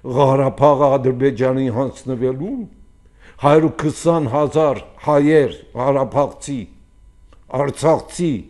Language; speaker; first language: Armenian; early bilingual, heritage; Armenian